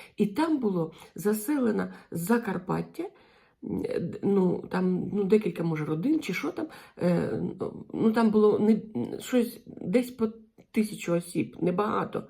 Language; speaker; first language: Ukrainian; non-native, local second language; Russian